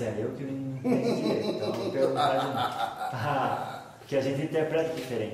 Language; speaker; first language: Portuguese; native; Portuguese